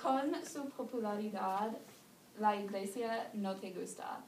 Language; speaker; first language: Spanish; non-native, learner; English